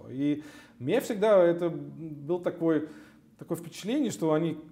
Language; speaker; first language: Russian; non-native, fluent; Dutch